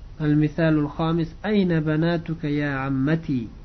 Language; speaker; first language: Arabic; non-native, fluent; Uzbek